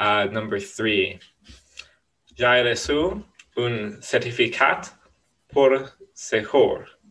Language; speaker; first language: French; non-native, learner; English